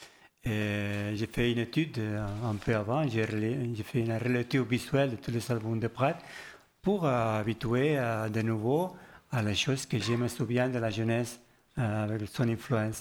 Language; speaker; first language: French; non-native, learner; Spanish